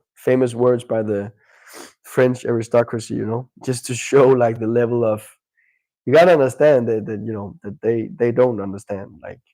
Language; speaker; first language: English; non-native, fluent; Danish